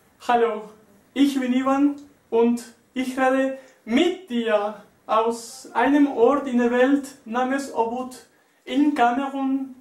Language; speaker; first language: German; non-native, learner; Spanish